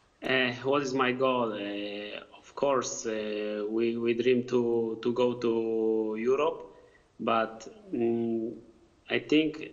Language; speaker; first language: English; non-native, fluent; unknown